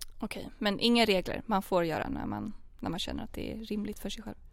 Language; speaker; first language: Swedish; native; Swedish